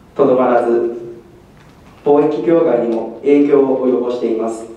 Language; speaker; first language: Japanese; non-native, fluent; Cantonese